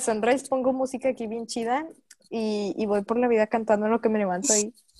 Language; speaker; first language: Spanish; native; Spanish